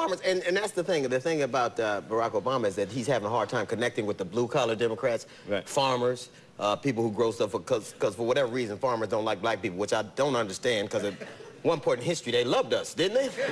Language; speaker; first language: English; native; English